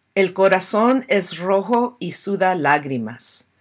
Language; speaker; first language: Spanish; early bilingual, heritage; Spanish